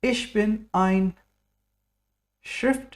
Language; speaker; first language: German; non-native, fluent; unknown